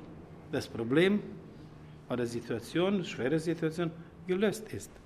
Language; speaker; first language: German; non-native, fluent; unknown